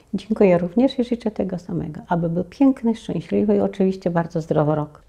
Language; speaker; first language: Polish; native; Polish